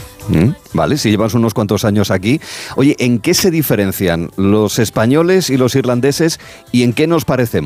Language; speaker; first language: Spanish; native; Spanish